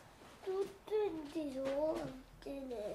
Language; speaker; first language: Italian; early bilingual, heritage; Italian